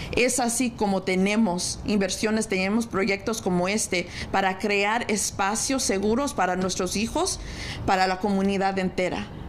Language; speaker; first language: Spanish; early bilingual, heritage; Spanish